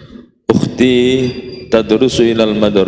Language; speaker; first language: Arabic; non-native, learner; Indonesian